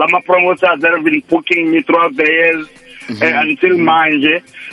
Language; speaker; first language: English; non-native, local second language; Zulu